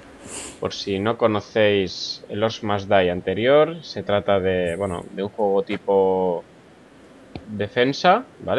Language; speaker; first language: Spanish; native; Spanish